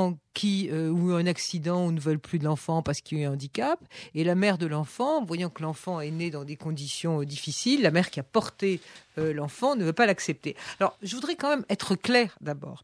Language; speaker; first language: French; native; French